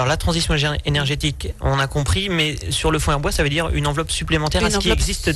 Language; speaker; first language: French; native; French